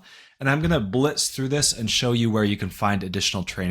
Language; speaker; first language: English; native; English